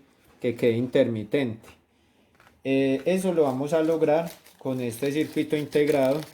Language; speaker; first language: Spanish; native; Spanish